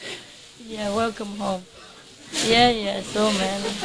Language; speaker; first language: English; non-native, fluent; Vietnamese